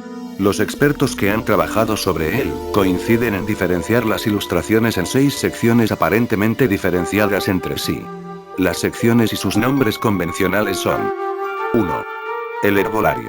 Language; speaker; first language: Spanish; native; Spanish